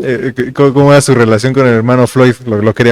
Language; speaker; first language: Spanish; native; Spanish